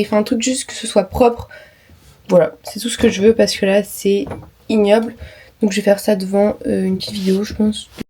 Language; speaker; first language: French; native; French